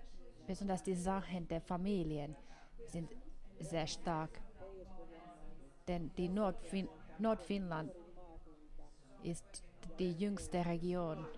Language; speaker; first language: German; non-native, fluent; Finnish